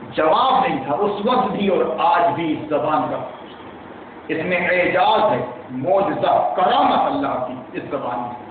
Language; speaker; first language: Urdu; native; Urdu